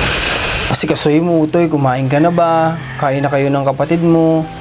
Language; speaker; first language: Filipino; native; Filipino